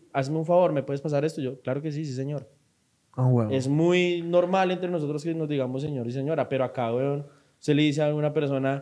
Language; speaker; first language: Spanish; native; Spanish